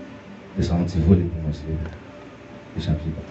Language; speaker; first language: French; non-native, learner; Haitian Creole